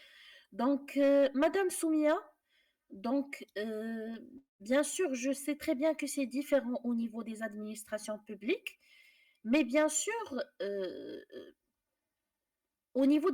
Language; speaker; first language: French; non-native, local second language; Arabic